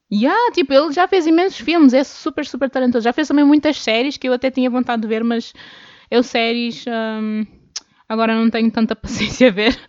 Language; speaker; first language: Portuguese; native; Portuguese